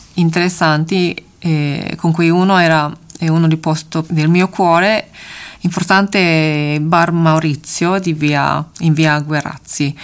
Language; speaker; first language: Italian; non-native, fluent; Japanese